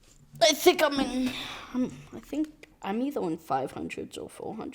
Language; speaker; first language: English; native; English